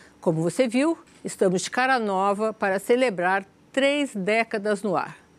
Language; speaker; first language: Portuguese; native; Portuguese